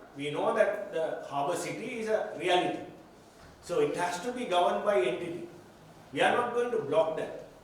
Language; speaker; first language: English; non-native, local second language; Sinhala